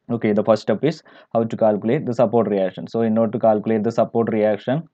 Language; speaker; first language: English; non-native, local second language; Malayalam